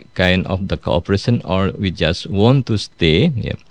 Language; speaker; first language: English; non-native, fluent; Indonesian